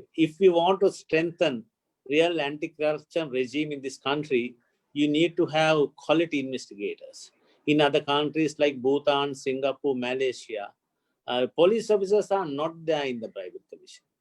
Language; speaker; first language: English; non-native, local second language; Sinhala